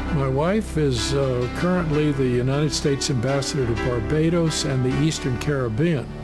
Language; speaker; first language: English; native; English